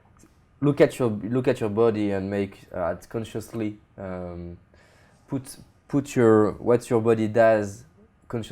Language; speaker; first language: English; non-native, fluent; French